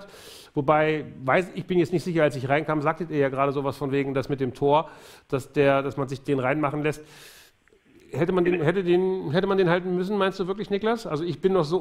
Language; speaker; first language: German; native; German